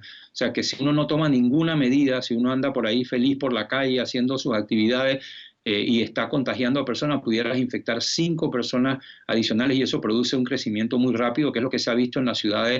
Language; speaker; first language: Spanish; native; Spanish